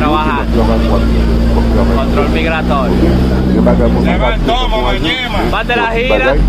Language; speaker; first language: Spanish; non-native, fluent; Haitian Creole